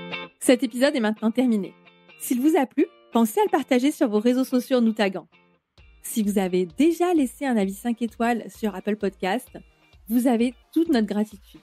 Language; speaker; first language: French; native; French